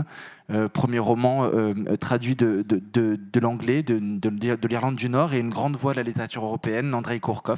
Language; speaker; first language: French; native; French